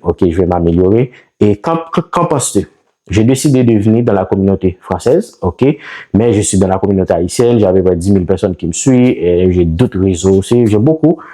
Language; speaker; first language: French; non-native, local second language; Haitian Creole